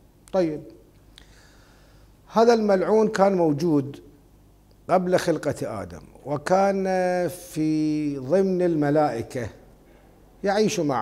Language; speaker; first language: Arabic; native; Arabic